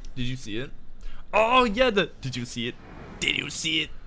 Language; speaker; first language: English; native; English